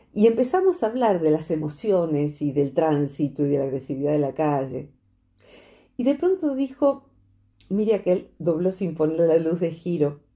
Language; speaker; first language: Spanish; native; Spanish